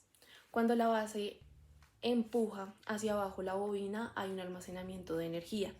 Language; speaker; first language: Spanish; native; Spanish